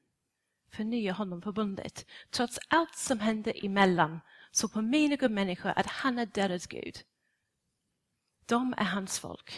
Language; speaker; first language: Swedish; non-native, fluent; English